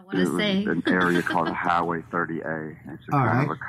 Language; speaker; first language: English; native; English